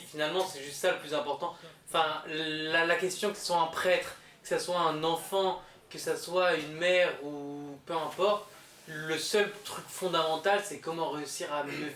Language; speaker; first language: French; native; French